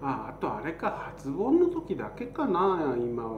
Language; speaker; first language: Japanese; native; Japanese